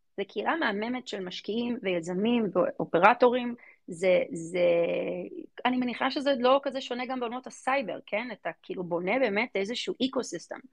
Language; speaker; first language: Hebrew; early bilingual, other home language; English